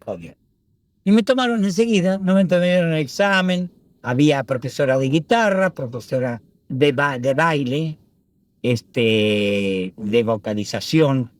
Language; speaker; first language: Spanish; early bilingual, other home language; Italian